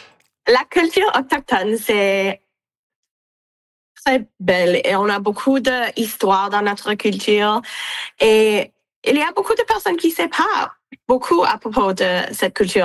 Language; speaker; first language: French; non-native, local second language; English